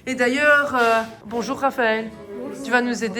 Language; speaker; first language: French; native; French